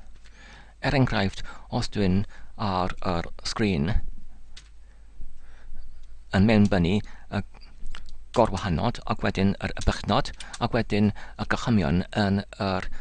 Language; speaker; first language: Welsh; non-native, learner; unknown